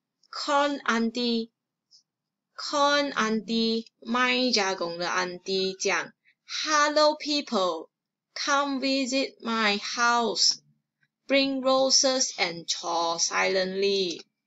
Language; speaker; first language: English; non-native, local second language; Chinese